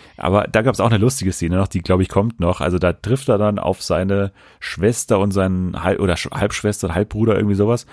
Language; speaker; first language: German; native; German